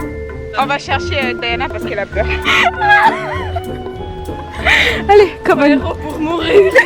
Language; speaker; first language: French; native; French